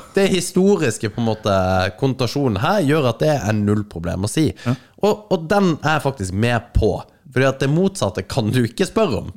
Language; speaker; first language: Norwegian; native; Norwegian